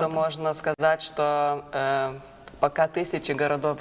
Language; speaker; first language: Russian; non-native, learner; Lithuanian